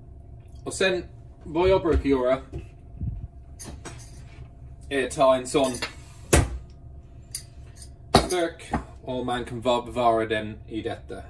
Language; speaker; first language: Swedish; non-native, fluent; English